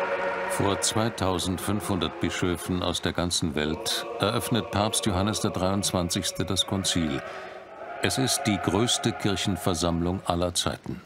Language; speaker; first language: German; native; German